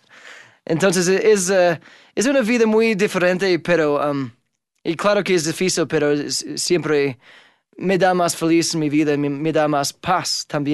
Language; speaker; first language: Spanish; non-native, fluent; English